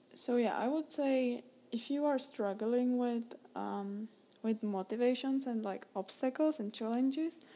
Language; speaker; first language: English; non-native, fluent; Czech